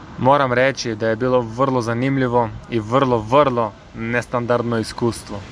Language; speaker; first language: Croatian; early bilingual, heritage; Croatian